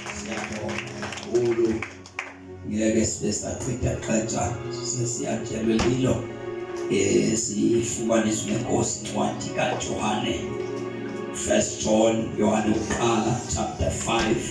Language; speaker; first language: Zulu; non-native, local second language; Xhosa